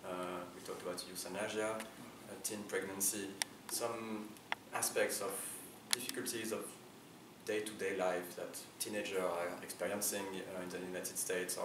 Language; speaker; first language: English; non-native, fluent; French